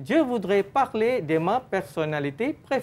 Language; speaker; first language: French; non-native, fluent; Malay